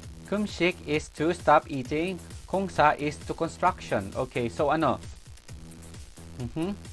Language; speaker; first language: English; non-native, local second language; Filipino